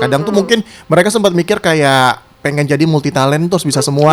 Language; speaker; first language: Indonesian; native; Indonesian